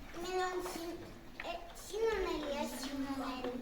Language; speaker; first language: Estonian; non-native, local second language; Russian